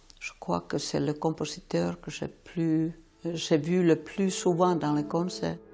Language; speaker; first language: French; non-native, fluent; Finnish